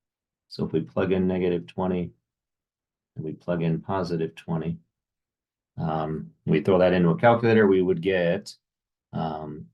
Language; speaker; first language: English; native; English